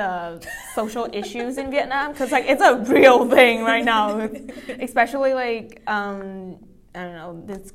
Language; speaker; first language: English; non-native, fluent; Vietnamese